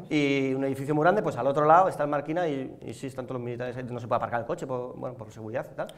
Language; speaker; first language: Spanish; native; Spanish